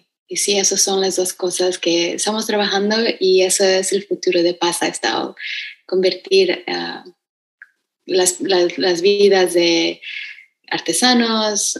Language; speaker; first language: Spanish; early bilingual, heritage; Spanish